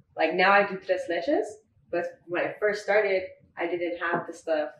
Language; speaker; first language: English; native; English